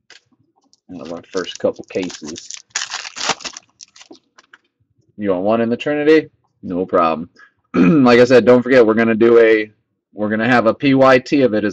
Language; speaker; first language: English; native; English